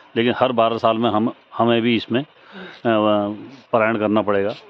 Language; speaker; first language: Hindi; native; Hindi